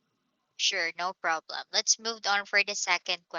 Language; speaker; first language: English; non-native, local second language; Filipino